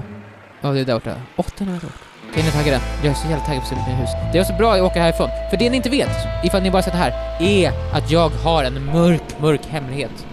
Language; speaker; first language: Swedish; native; Swedish